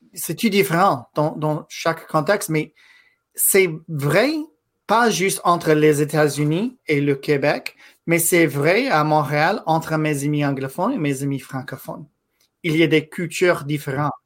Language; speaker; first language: French; non-native, fluent; English